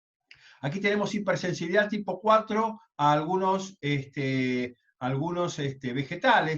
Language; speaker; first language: Spanish; native; Spanish